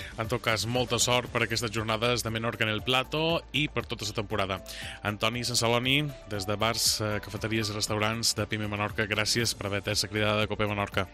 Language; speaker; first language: Catalan; native; Catalan